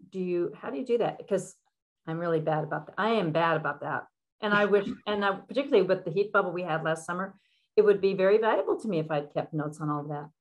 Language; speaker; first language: English; native; English